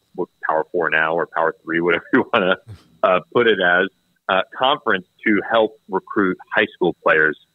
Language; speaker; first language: English; native; English